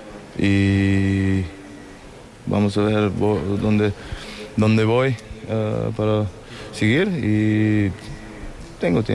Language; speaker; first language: Spanish; non-native, fluent; German